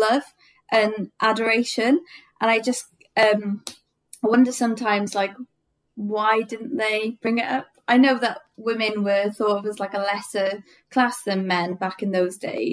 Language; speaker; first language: English; native; English